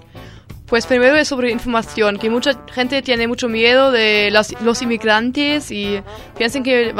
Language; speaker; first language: Spanish; non-native, learner; German